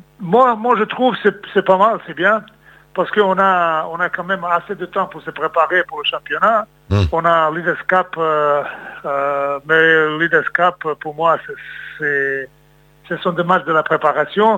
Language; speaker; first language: French; non-native, fluent; Serbian